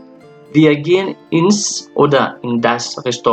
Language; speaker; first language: German; non-native, fluent; French